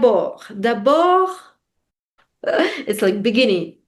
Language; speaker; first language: English; non-native, fluent; Russian